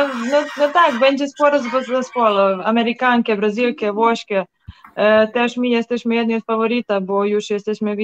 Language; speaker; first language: Polish; non-native, learner; Serbian